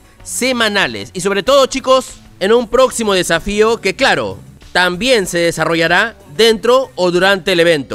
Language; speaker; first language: Spanish; native; Spanish